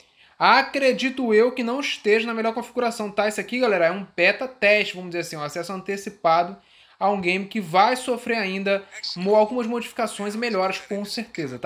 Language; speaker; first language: Portuguese; native; Portuguese